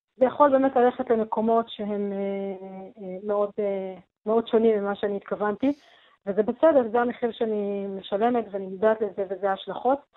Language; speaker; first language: Hebrew; non-native, local second language; Arabic